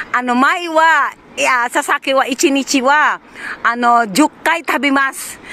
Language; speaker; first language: Japanese; non-native, learner; Filipino